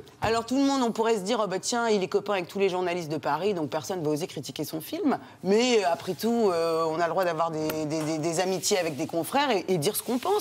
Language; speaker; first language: French; native; French